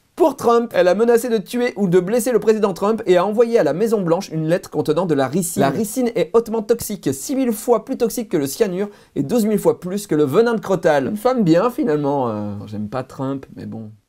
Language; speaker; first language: French; native; French